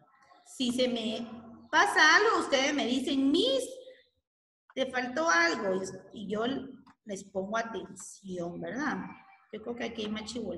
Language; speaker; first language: Spanish; native; Spanish